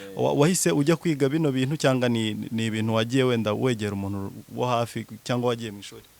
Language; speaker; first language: Kinyarwanda; native; Kinyarwanda